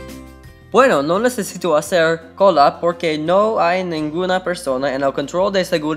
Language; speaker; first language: Spanish; non-native, learner; English